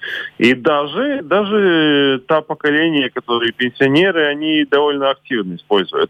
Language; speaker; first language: Russian; non-native, local second language; Latvian